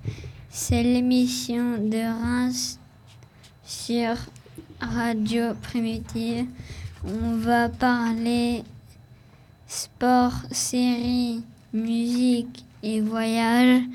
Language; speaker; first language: French; native; French